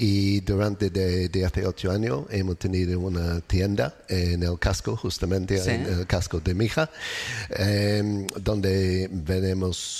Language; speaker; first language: Spanish; non-native, learner; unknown